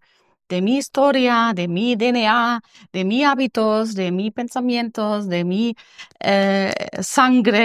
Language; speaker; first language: Spanish; non-native, learner; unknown